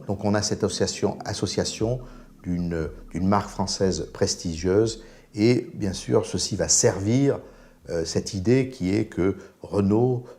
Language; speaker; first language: French; native; French